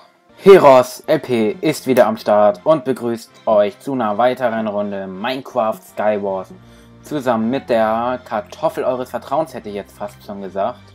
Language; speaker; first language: German; native; German